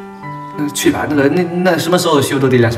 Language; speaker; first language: Chinese; native; Chinese